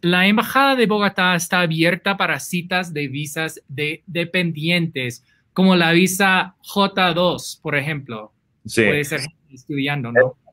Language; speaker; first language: Spanish; non-native, fluent; English